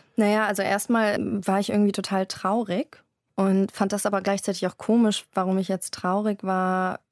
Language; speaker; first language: German; native; German